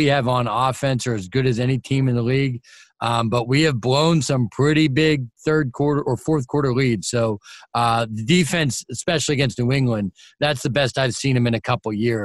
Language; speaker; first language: English; native; English